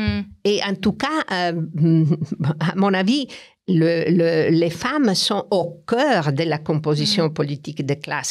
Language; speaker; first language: French; non-native, fluent; Italian